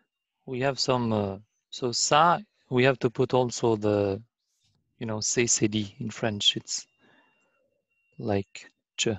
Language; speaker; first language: English; non-native, learner; Arabic